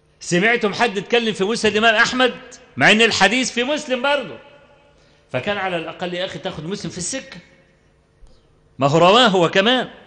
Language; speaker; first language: Arabic; native; Arabic